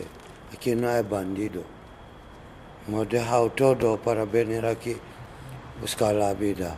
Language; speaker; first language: Spanish; non-native, learner; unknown